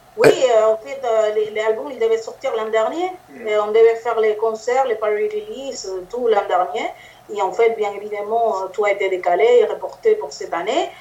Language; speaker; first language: French; non-native, fluent; Spanish